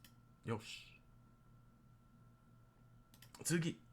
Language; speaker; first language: Japanese; non-native, learner; English